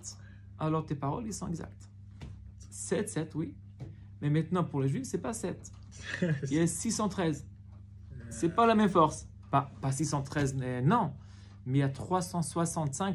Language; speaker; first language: French; non-native, fluent; Hebrew